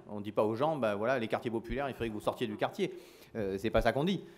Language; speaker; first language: French; native; French